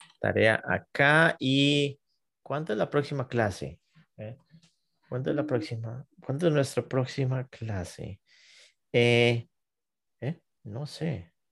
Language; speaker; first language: Spanish; non-native, fluent; English